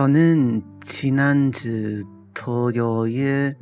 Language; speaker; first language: Korean; non-native, learner; English